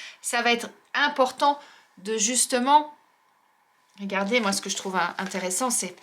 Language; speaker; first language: French; native; French